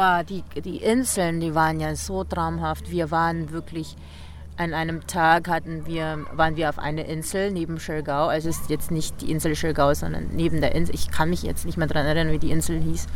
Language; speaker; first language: German; early bilingual, other home language; Filipino